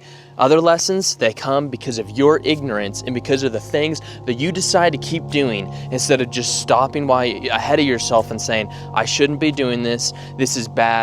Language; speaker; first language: English; native; English